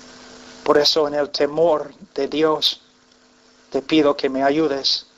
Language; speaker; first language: Spanish; non-native, fluent; English